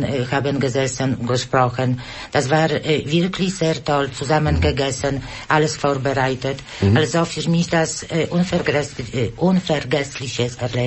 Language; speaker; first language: German; non-native, learner; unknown